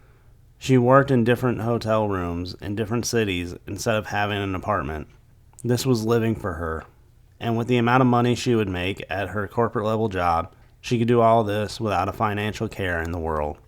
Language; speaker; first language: English; native; English